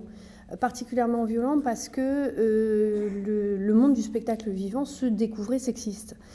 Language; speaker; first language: French; native; French